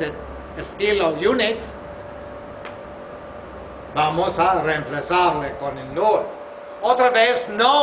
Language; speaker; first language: Spanish; non-native, fluent; English